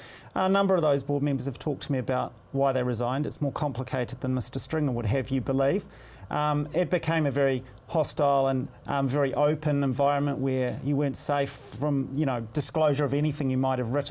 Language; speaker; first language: English; native; English